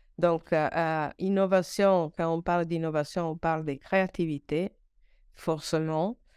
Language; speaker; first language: French; non-native, fluent; Italian